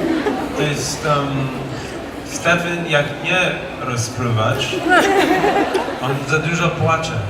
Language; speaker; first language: Polish; early bilingual, heritage; Polish